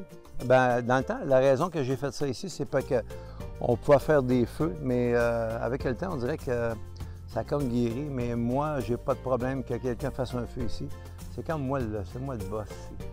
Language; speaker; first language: French; native; French